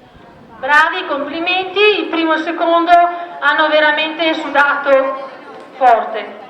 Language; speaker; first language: Italian; native; Italian